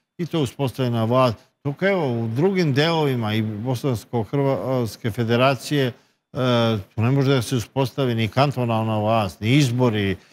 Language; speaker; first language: Bosnian; native; Bosnian